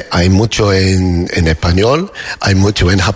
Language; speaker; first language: Spanish; non-native, learner; English